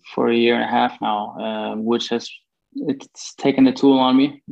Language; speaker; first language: English; non-native, fluent; Swedish